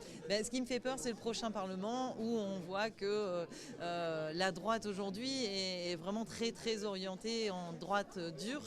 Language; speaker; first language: French; native; French